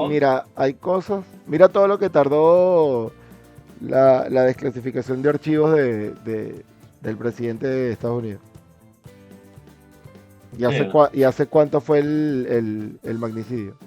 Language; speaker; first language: Spanish; native; Spanish